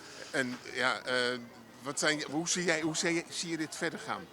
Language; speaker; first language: Dutch; native; Dutch